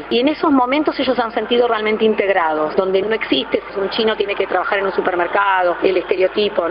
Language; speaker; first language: Spanish; native; Spanish